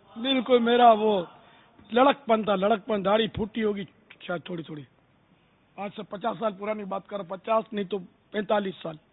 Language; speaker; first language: Urdu; non-native, local second language; Memoni